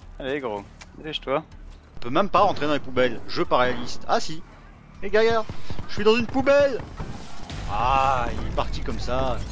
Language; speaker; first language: French; native; French